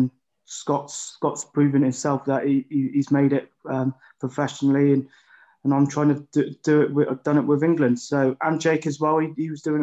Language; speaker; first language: English; native; English